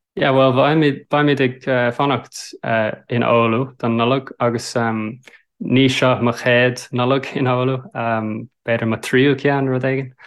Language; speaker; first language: Irish; non-native, local second language; English